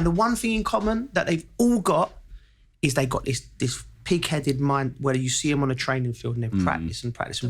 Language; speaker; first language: English; native; English